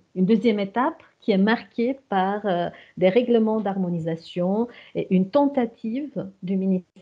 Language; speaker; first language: French; non-native, fluent; Romanian